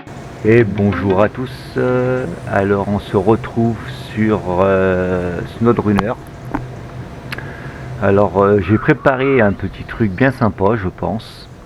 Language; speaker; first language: French; native; French